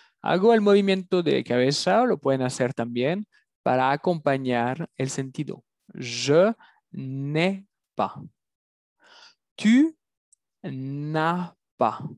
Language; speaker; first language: Spanish; non-native, fluent; French